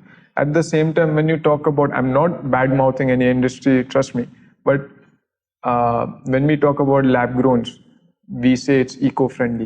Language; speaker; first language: English; non-native, local second language; Gujarati